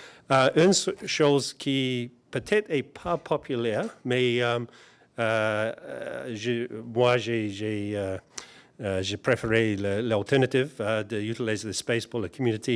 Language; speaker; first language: French; non-native, learner; English